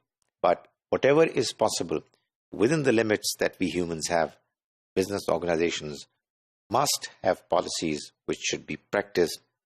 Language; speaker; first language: English; non-native, local second language; Urdu